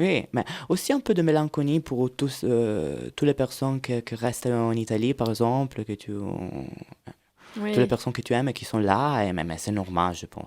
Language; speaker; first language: French; non-native, fluent; Italian